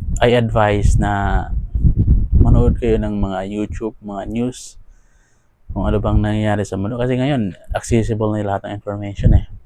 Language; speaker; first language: Filipino; non-native, local second language; Cebuano